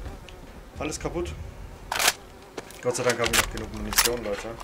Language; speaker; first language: German; native; German